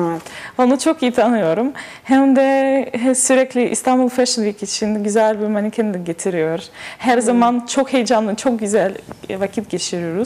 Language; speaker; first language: Turkish; non-native, learner; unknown